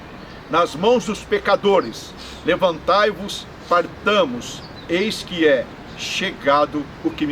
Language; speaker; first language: Portuguese; native; Portuguese